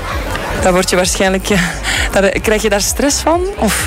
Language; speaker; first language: Dutch; native; Dutch